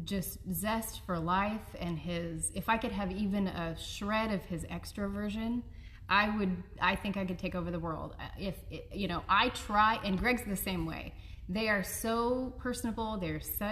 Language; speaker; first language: English; native; English